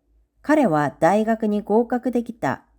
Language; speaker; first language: Japanese; non-native, fluent; Korean